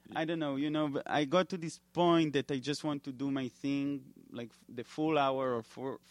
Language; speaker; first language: English; non-native, fluent; Hebrew